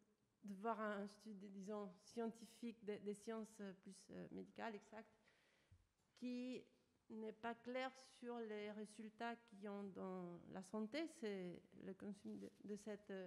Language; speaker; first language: French; non-native, fluent; Spanish